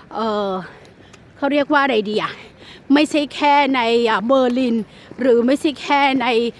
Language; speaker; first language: Thai; native; Thai